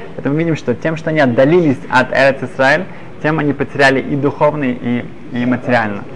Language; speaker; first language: Russian; early bilingual, other home language; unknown